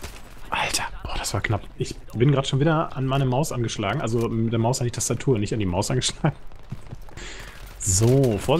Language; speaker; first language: German; native; German